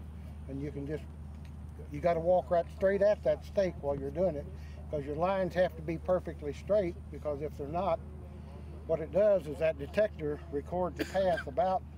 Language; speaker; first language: English; native; English